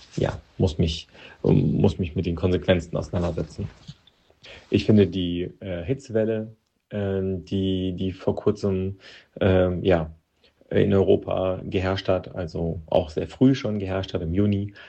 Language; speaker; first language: German; non-native, fluent; Russian